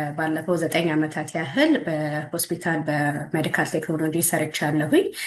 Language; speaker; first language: Amharic; native; Amharic